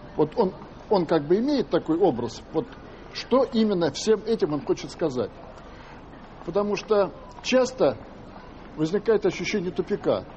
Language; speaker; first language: Russian; non-native, fluent; English